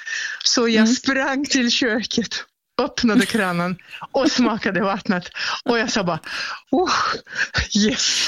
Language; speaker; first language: Swedish; non-native, fluent; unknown